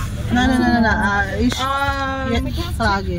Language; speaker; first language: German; non-native, learner; Filipino